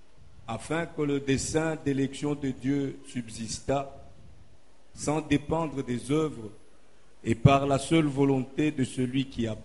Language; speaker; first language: French; non-native, local second language; Lingala